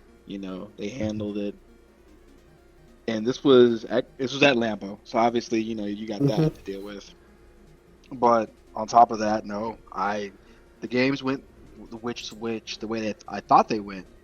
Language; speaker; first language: English; native; English